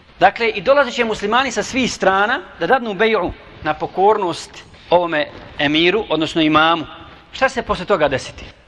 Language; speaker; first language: Bosnian; native; Bosnian